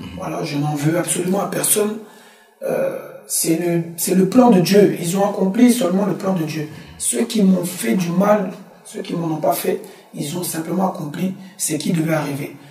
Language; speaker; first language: French; early bilingual, other home language; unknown